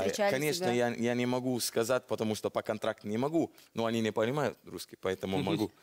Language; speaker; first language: Russian; non-native, learner; Italian